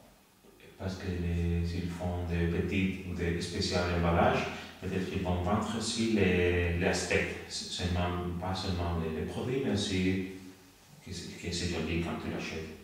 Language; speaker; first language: French; non-native, learner; Spanish